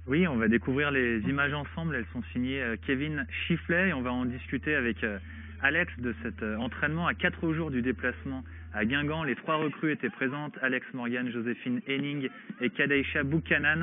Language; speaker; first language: French; native; French